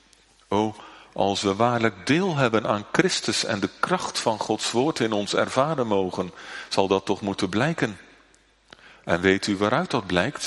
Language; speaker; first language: Dutch; native; Dutch